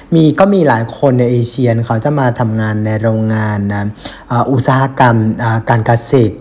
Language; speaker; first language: Thai; non-native, fluent; Vietnamese